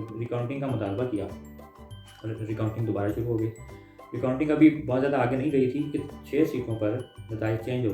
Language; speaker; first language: Urdu; native; Urdu